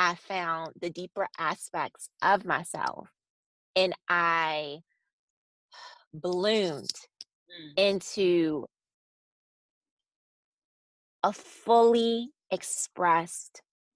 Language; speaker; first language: English; native; English